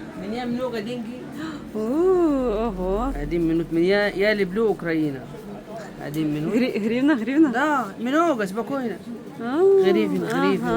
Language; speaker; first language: Russian; non-native, learner; Arabic